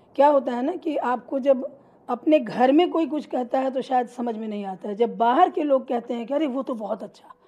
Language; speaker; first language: Hindi; native; Hindi